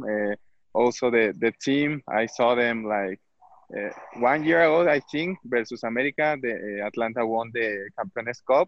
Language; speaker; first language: English; non-native, fluent; Spanish